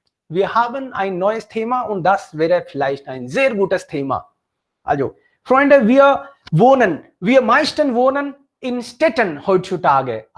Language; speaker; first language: German; non-native, fluent; Hindi